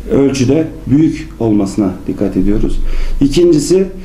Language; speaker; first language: Turkish; native; Turkish